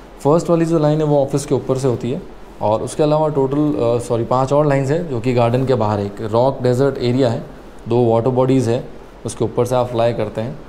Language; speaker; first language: Hindi; native; Hindi